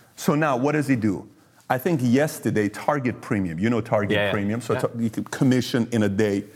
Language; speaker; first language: English; early bilingual, other home language; Persian